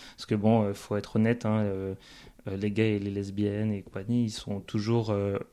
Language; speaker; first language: French; native; French